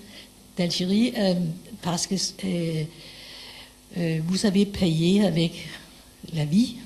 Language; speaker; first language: French; non-native, fluent; Danish